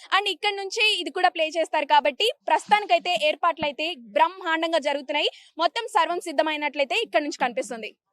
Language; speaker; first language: Telugu; native; Telugu